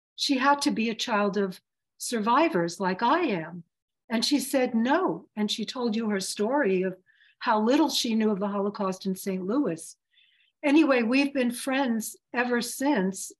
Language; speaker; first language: English; early bilingual, other home language; Yiddish